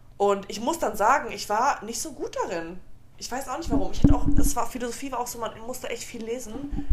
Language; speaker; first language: German; early bilingual, other home language; Bosnian